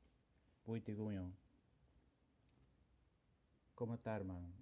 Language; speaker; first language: Spanish; non-native, local second language; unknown